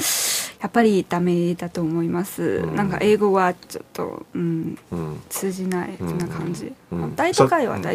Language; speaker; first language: Japanese; non-native, fluent; Chinese